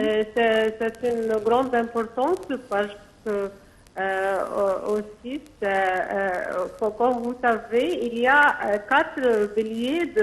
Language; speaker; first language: French; non-native, local second language; Arabic